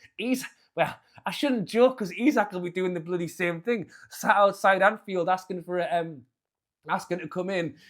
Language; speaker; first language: English; native; English